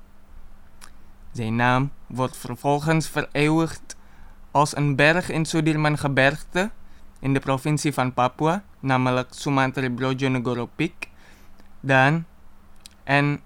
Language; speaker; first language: Dutch; non-native, fluent; Indonesian